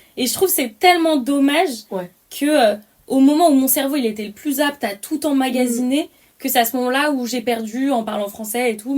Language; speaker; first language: French; early bilingual, other home language; Wolof